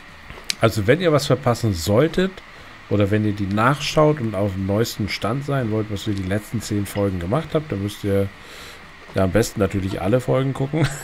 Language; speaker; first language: German; native; German